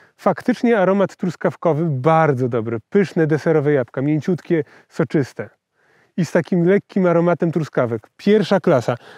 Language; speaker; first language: Polish; native; Polish